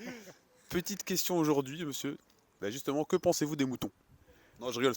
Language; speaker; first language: French; native; French